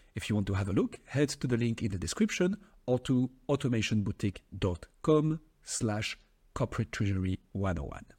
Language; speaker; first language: English; non-native, fluent; French